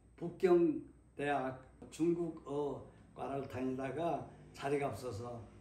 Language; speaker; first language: Korean; native; Korean